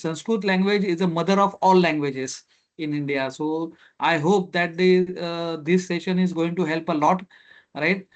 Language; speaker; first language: English; non-native, local second language; Marathi